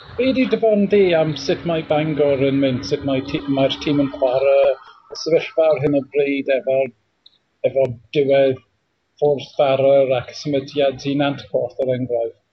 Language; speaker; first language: Welsh; non-native, fluent; English